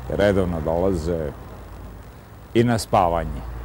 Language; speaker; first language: Serbian; native; Serbian